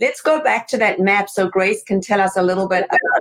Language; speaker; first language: English; native; English